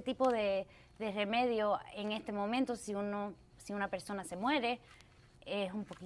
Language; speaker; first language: Spanish; early bilingual, heritage; Spanish